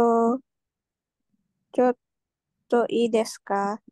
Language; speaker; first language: Japanese; non-native, learner; Filipino